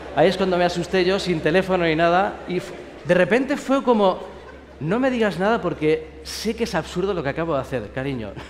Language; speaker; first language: Spanish; native; Spanish